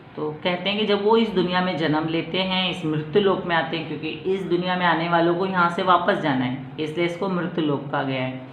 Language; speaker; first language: Hindi; non-native, local second language; Marathi